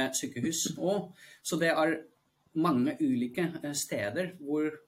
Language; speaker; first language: Norwegian; non-native, fluent; Dutch